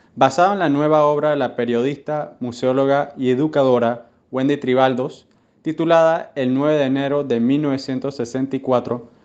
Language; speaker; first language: Spanish; native; Spanish